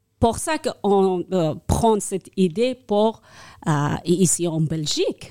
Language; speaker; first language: French; non-native, learner; Persian